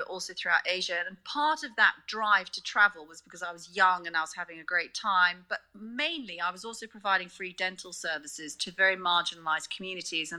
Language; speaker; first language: English; native; English